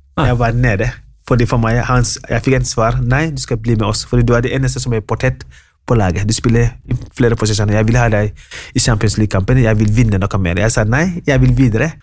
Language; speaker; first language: Norwegian; non-native, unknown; Wolof